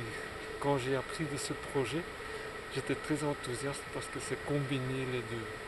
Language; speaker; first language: French; non-native, local second language; Dutch